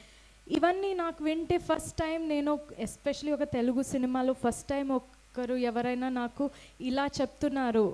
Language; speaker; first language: Telugu; non-native, local second language; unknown